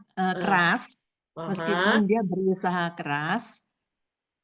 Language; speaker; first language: Indonesian; non-native, learner; English